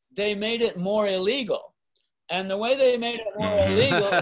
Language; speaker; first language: English; native; English